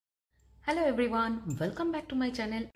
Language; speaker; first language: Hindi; non-native, local second language; Bangla